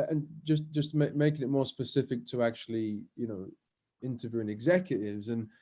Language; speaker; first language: English; native; English